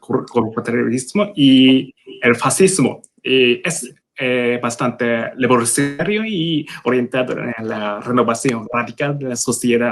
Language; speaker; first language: Spanish; non-native, learner; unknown